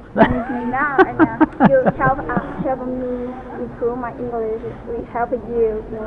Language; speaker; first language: English; non-native, learner; Chinese